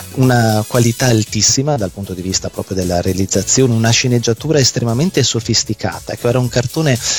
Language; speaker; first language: Italian; native; Italian